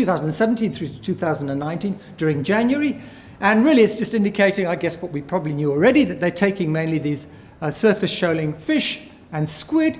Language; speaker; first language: English; native; English